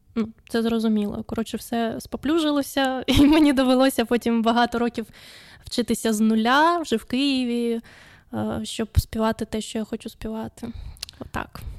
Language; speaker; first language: Ukrainian; non-native, local second language; Russian